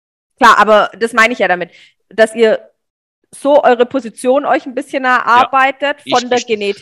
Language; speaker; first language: German; native; German